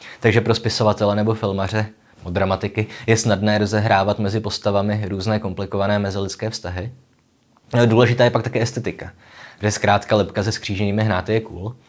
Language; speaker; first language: Czech; native; Czech